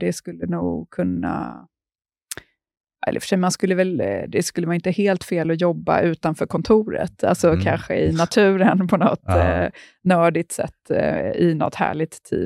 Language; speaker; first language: Swedish; native; Swedish